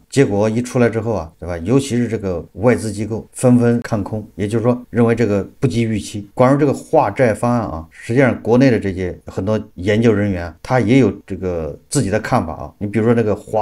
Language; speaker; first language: Chinese; native; Chinese